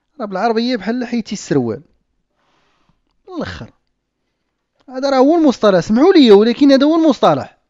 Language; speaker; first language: Arabic; native; Arabic